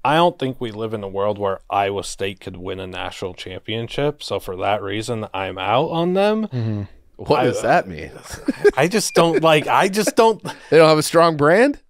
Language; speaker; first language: English; native; English